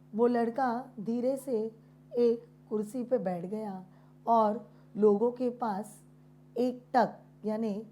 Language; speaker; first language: Hindi; non-native, local second language; Marathi